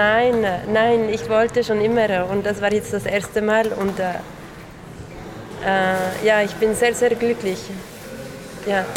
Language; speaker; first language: German; non-native, local second language; French